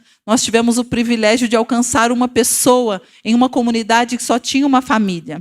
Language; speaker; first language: Portuguese; native; Portuguese